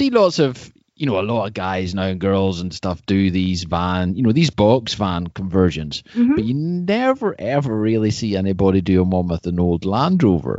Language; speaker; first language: English; native; English